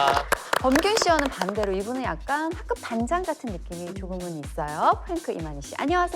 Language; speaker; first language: Korean; native; Korean